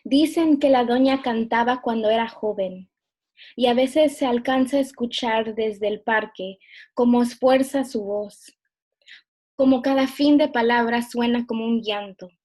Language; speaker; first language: Spanish; early bilingual, other home language; English